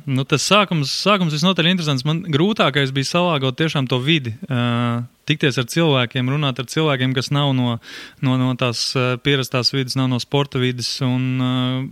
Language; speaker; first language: Latvian; native; Latvian